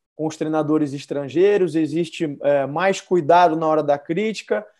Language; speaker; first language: Portuguese; native; Portuguese